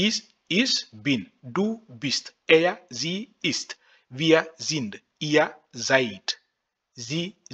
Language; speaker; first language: German; non-native, fluent; French